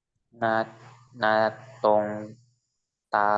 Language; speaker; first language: Chinese; non-native, learner; Indonesian